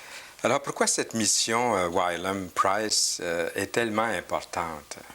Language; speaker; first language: French; native; French